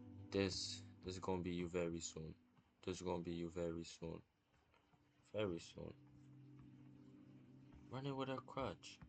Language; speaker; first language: English; native; English